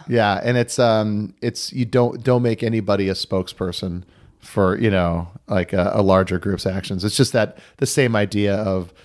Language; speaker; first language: English; native; English